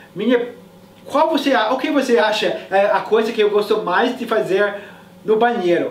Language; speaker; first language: Portuguese; non-native, fluent; English